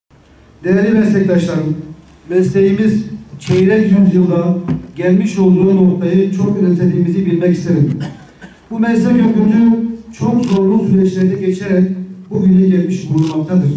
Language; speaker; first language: Turkish; native; Turkish